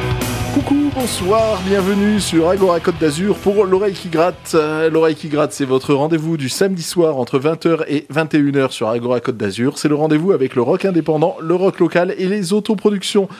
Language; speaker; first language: French; native; French